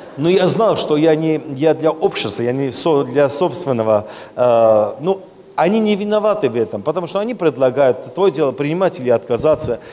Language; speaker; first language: Russian; non-native, local second language; Armenian